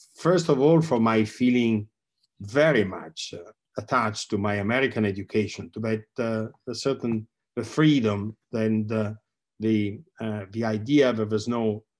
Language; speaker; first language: English; non-native, fluent; Italian